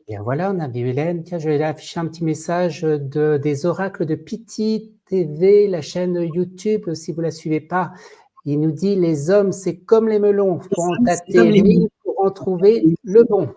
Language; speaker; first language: French; native; French